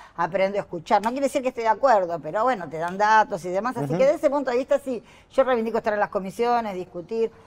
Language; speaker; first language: Spanish; native; Spanish